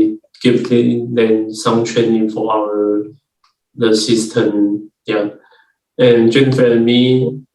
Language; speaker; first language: English; non-native, learner; Chinese